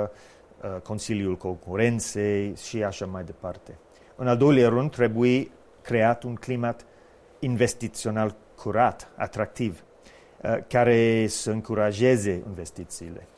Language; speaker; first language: Romanian; non-native, fluent; English